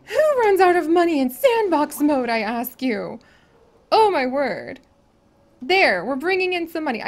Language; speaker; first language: English; native; English